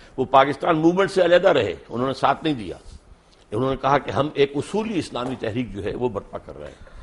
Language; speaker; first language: Urdu; native; Urdu